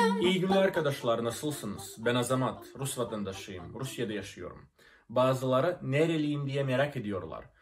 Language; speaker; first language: Turkish; non-native, fluent; Russian